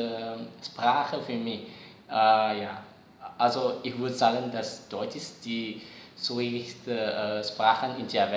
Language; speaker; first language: German; non-native, learner; Javanese